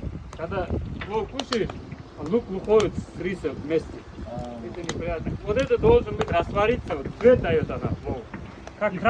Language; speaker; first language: Russian; non-native, local second language; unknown